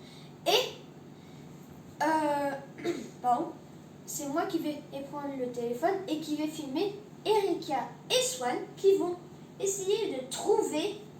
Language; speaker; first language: French; native; French